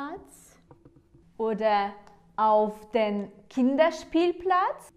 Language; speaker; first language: German; non-native, fluent; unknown